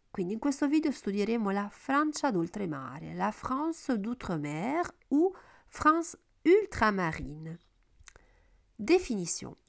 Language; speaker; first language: French; non-native, fluent; Italian